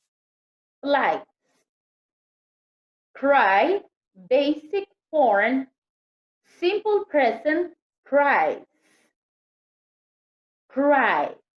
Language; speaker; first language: English; non-native, learner; Spanish